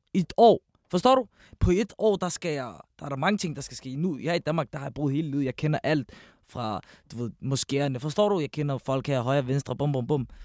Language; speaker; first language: Danish; early bilingual, other home language; Arabic